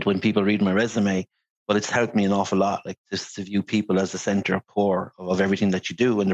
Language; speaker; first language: English; native; English